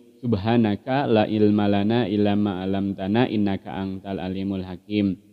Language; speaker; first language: Indonesian; non-native, local second language; Sundanese